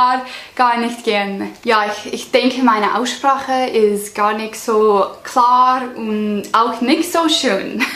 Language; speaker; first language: German; non-native, learner; English